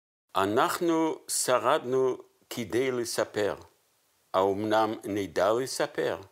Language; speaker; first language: Hebrew; non-native, fluent; Yiddish